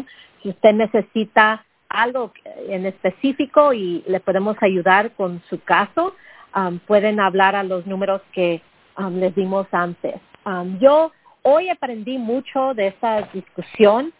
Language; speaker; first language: Spanish; early bilingual, heritage; Spanish